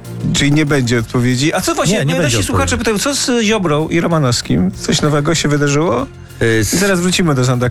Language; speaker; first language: Polish; native; Polish